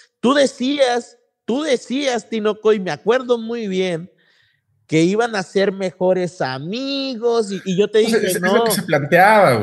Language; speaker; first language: Spanish; native; Spanish